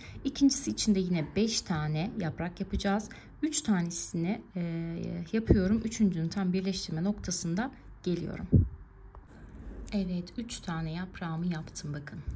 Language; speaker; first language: Turkish; native; Turkish